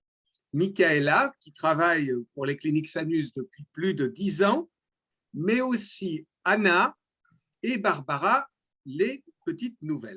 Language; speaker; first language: French; native; French